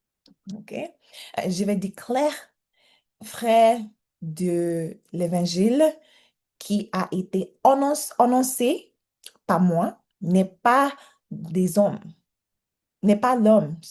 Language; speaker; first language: French; non-native, learner; English